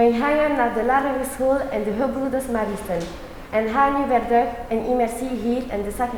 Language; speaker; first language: Dutch; non-native, local second language; French